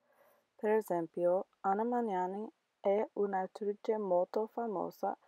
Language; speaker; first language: Italian; non-native, learner; English